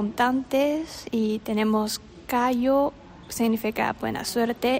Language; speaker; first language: Spanish; non-native, learner; Chinese